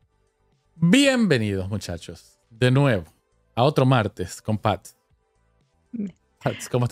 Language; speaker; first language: Spanish; native; Spanish